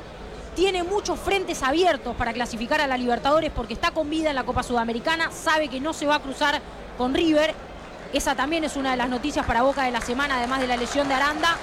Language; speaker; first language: Spanish; native; Spanish